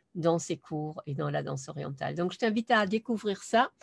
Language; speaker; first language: French; non-native, fluent; German